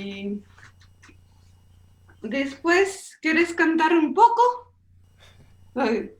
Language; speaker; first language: Spanish; non-native, learner; French